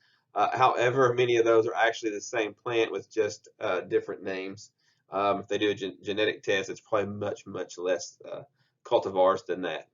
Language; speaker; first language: English; native; English